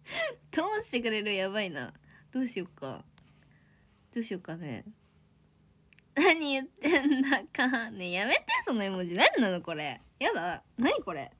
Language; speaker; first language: Japanese; native; Japanese